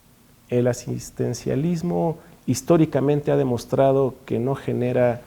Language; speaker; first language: Spanish; native; Spanish